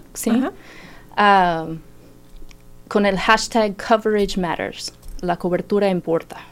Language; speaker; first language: Spanish; non-native, fluent; English